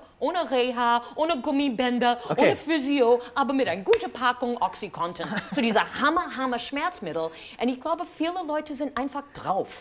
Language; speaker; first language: German; non-native, fluent; English